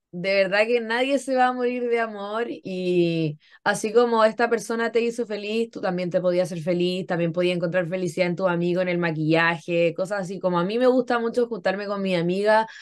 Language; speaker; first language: Spanish; native; Spanish